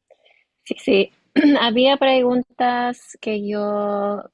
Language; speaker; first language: Spanish; non-native, learner; English